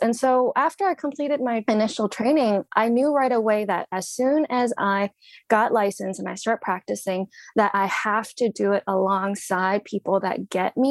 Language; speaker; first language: English; non-native, local second language; Cantonese